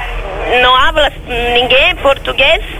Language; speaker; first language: Spanish; non-native, learner; Portuguese